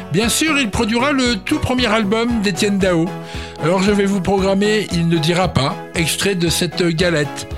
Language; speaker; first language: French; native; French